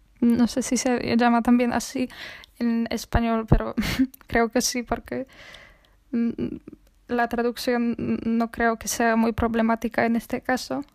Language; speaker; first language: Spanish; non-native, fluent; Polish